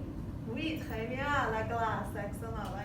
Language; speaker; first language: French; non-native, fluent; English